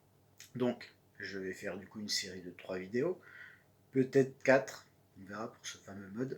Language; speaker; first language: French; native; French